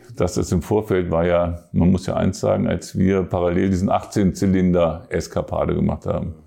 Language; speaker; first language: German; native; German